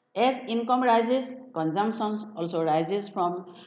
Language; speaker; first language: English; non-native, local second language; Assamese